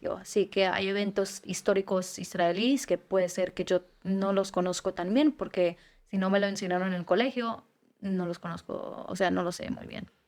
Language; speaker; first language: Spanish; early bilingual, heritage; Spanish